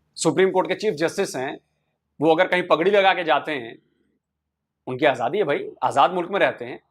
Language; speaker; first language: Hindi; native; Hindi